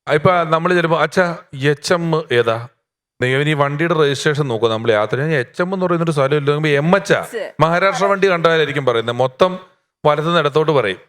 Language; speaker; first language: Malayalam; native; Malayalam